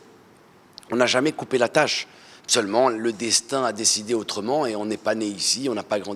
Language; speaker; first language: French; early bilingual, other home language; Arabic